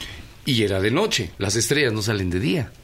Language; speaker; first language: Spanish; native; Spanish